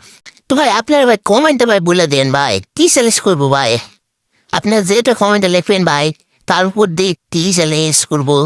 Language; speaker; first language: Bangla; native; Bangla